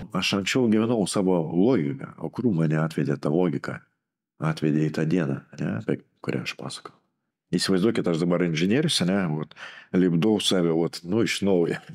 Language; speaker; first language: Lithuanian; non-native, local second language; Russian